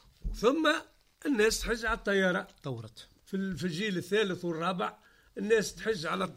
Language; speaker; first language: Arabic; native; Arabic